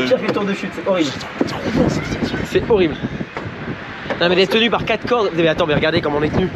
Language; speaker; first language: French; native; French